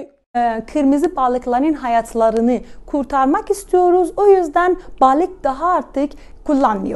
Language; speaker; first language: Turkish; non-native, fluent; Persian